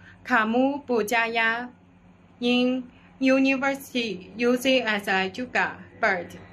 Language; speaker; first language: Indonesian; non-native, learner; Chinese